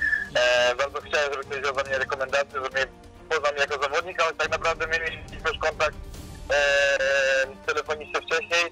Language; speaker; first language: Polish; native; Polish